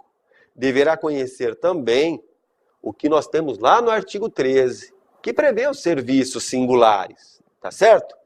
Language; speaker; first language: Portuguese; native; Portuguese